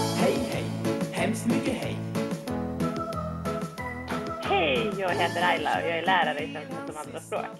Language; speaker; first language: Swedish; early bilingual, other home language; Bosnian